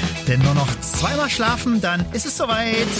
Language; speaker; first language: German; native; German